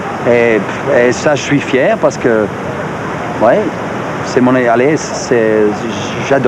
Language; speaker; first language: French; non-native, local second language; Dutch